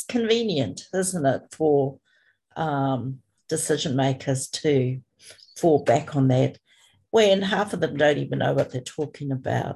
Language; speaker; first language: English; native; English